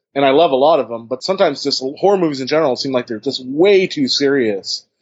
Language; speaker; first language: English; native; English